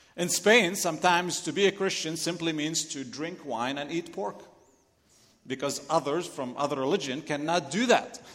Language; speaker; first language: English; non-native, fluent; Arabic